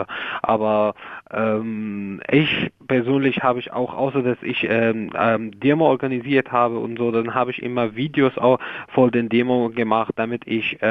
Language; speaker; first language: German; non-native, learner; Arabic